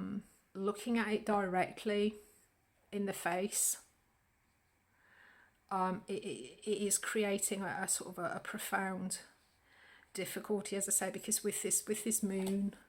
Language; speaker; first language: English; native; English